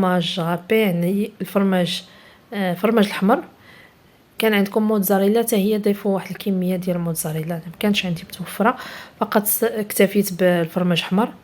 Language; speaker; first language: Arabic; native; Arabic